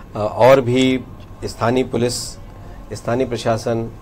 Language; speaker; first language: Hindi; native; Hindi